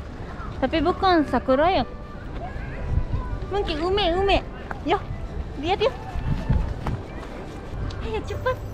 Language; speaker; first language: Indonesian; non-native, fluent; Japanese